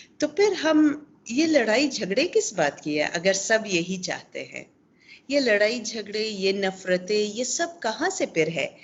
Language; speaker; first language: Urdu; non-native, local second language; Pashto